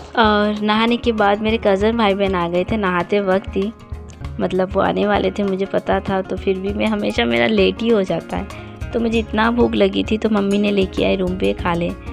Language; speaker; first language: Hindi; non-native, local second language; Bangla